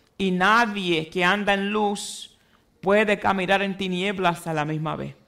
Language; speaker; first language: Spanish; early bilingual, heritage; Spanish